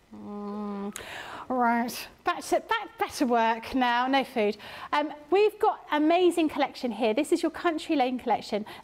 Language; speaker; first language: English; native; English